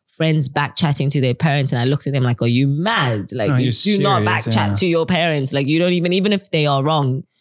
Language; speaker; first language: English; native; English